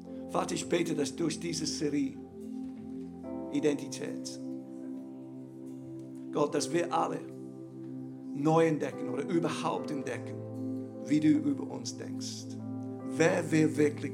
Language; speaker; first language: German; non-native, fluent; English